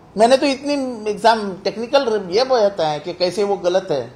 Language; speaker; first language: Hindi; non-native, local second language; Marathi